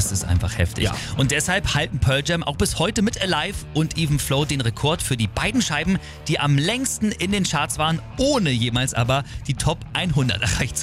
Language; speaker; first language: German; native; German